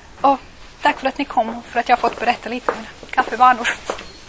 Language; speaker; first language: Swedish; non-native, fluent; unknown